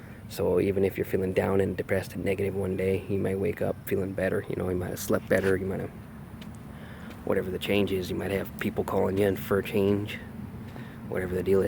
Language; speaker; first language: English; native; English